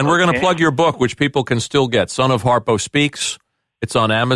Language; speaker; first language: English; native; English